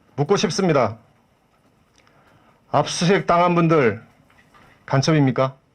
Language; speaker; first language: Korean; native; Korean